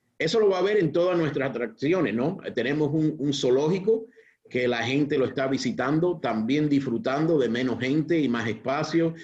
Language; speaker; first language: Spanish; early bilingual, heritage; Spanish